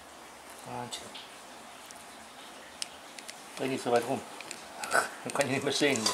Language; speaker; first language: German; native; German